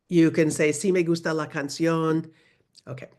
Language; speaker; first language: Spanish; non-native, fluent; English